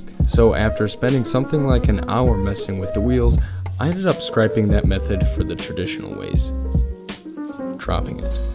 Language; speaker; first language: English; native; English